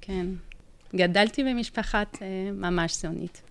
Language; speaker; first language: Hebrew; non-native, fluent; French